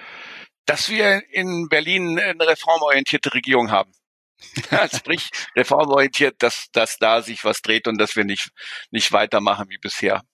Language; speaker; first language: German; native; German